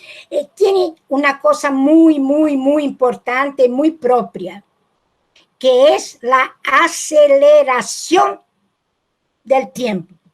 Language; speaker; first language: Spanish; non-native, fluent; Portuguese